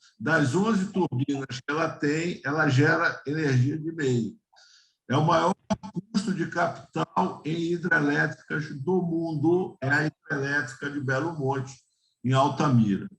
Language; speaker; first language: Portuguese; native; Portuguese